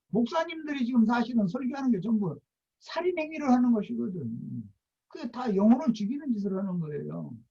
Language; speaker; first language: Korean; native; Korean